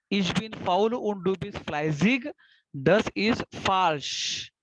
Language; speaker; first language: German; non-native, fluent; Marathi